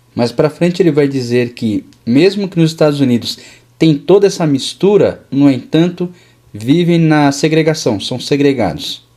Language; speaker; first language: Portuguese; native; Portuguese